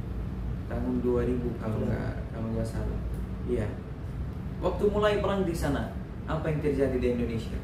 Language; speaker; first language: Indonesian; non-native, learner; Arabic